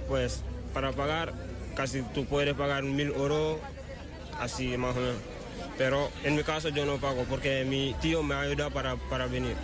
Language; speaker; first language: Spanish; non-native, learner; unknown